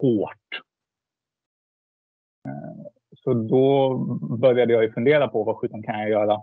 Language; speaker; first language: Swedish; native; Swedish